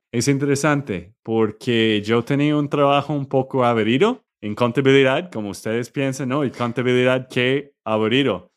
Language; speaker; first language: Spanish; non-native, learner; English